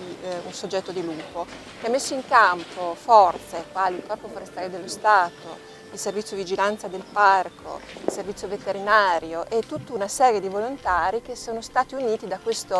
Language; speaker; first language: Italian; native; Italian